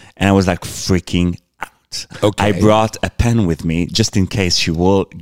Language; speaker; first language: English; non-native, fluent; Hebrew